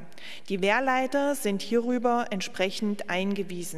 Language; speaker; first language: German; native; German